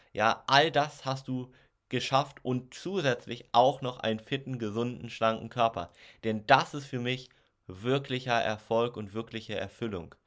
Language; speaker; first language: German; native; German